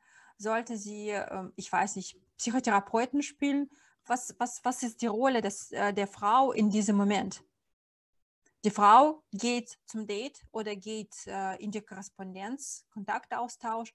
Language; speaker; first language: German; non-native, fluent; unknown